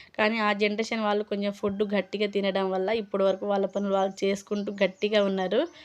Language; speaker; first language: Telugu; non-native, local second language; Lambadi